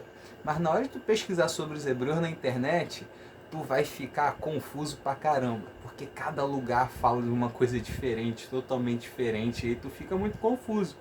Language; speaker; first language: Portuguese; native; Portuguese